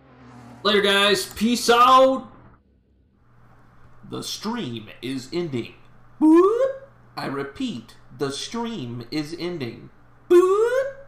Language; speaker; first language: English; native; English